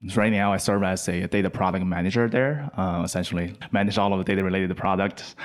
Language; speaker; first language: English; non-native, fluent; Chinese